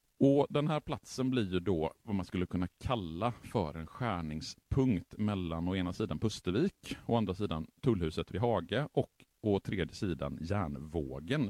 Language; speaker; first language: Swedish; native; Swedish